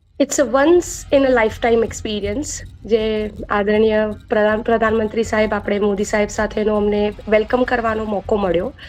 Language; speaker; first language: Gujarati; native; Gujarati